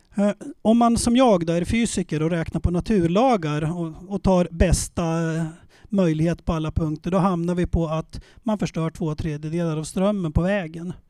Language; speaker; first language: Swedish; native; Swedish